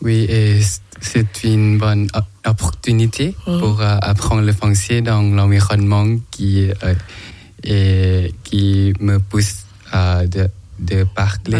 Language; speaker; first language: French; non-native, learner; Thai